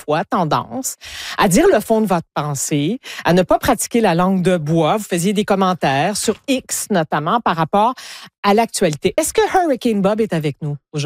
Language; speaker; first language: French; native; French